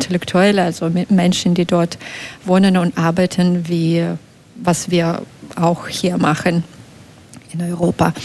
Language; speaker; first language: German; non-native, fluent; Belarusian